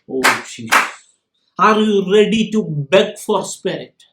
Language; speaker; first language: English; non-native, local second language; Malayalam